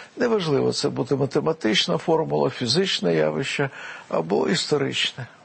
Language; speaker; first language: Ukrainian; non-native, local second language; Russian